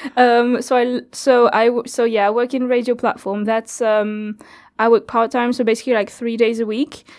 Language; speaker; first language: English; non-native, fluent; French